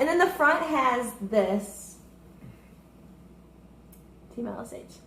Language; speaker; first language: English; native; English